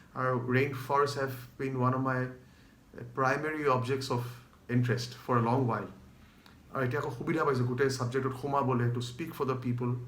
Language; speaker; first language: English; non-native, local second language; Assamese